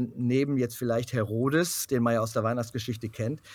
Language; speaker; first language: German; native; German